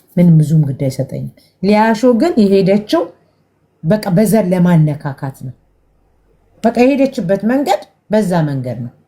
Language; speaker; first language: Amharic; native; Amharic